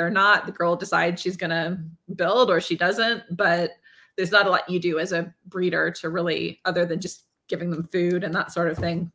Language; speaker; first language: English; native; English